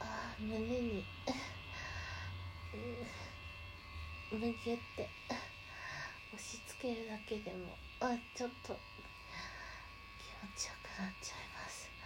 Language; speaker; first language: Japanese; native; Japanese